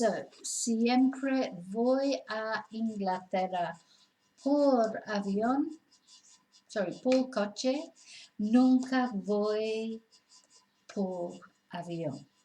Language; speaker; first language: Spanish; non-native, fluent; English